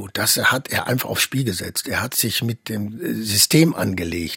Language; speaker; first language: German; native; German